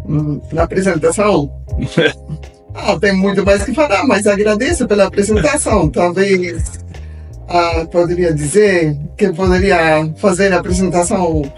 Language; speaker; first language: Portuguese; non-native, fluent; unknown